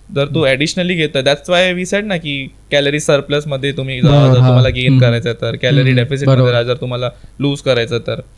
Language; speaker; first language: Marathi; non-native, local second language; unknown